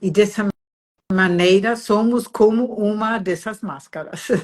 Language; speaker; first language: Portuguese; non-native, fluent; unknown